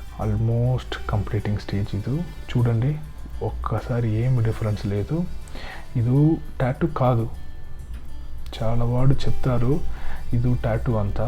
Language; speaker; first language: Telugu; non-native, learner; Kannada